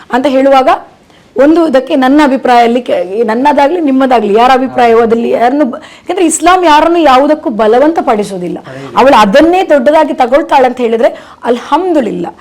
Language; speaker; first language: Kannada; non-native, local second language; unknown